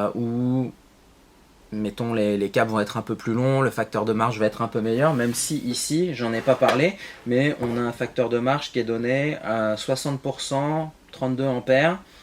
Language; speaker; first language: French; native; French